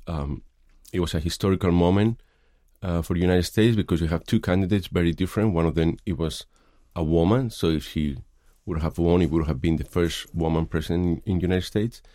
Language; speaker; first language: English; non-native, fluent; Spanish